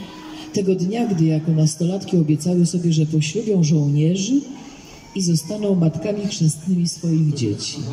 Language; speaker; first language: Polish; native; Polish